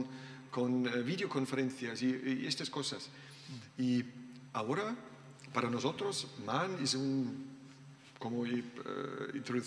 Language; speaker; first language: Spanish; non-native, learner; German